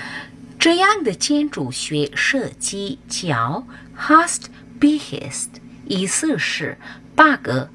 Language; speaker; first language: Chinese; non-native, learner; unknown